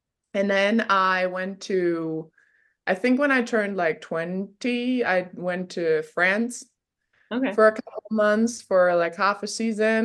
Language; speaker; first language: English; non-native, fluent; German